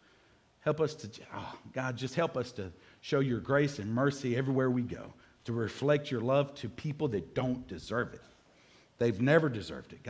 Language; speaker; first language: English; native; English